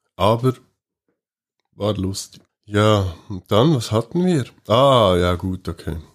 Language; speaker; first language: German; native; German